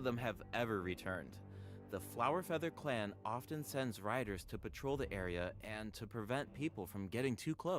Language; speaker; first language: English; native; English